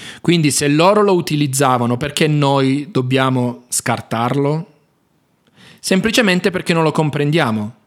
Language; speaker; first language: Italian; native; Italian